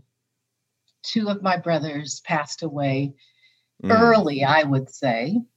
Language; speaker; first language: English; native; English